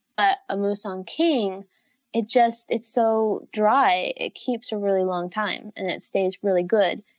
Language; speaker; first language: English; native; English